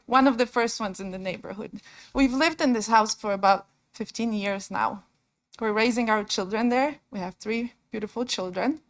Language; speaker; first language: English; non-native, fluent; Polish